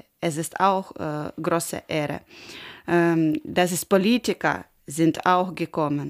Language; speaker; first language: German; non-native, learner; Ukrainian